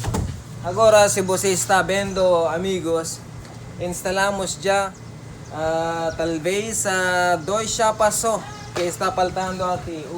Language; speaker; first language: Portuguese; non-native, learner; Filipino